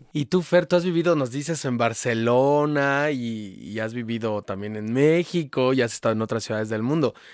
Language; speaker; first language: Spanish; native; Spanish